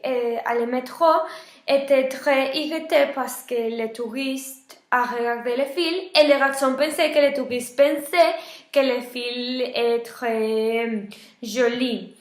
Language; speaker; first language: French; non-native, learner; Spanish